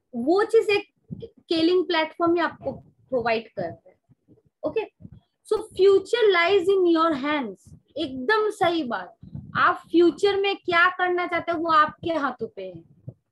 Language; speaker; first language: Hindi; non-native, local second language; Bangla